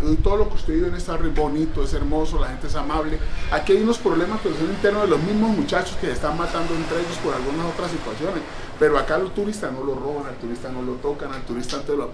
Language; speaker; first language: Spanish; native; Spanish